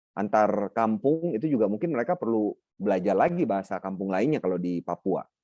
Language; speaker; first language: Indonesian; non-native, local second language; Minangkabau